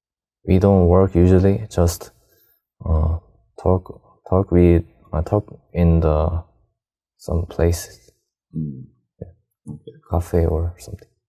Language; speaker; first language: English; non-native, learner; Korean